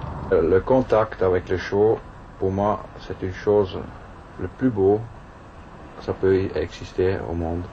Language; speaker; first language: French; non-native, fluent; German